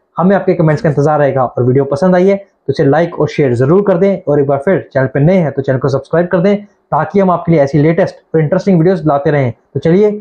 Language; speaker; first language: Hindi; native; Hindi